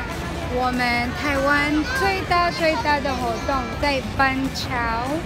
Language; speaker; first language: Chinese; non-native, learner; Filipino